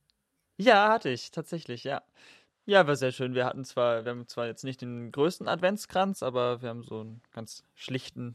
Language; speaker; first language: German; native; German